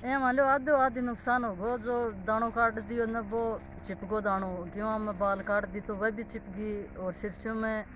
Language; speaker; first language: Hindi; native; Hindi